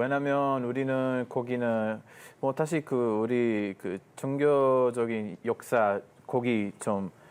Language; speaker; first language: Korean; non-native, fluent; Hebrew